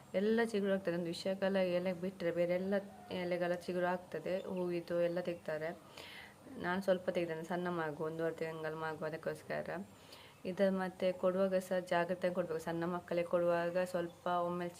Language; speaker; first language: Kannada; non-native, local second language; Tulu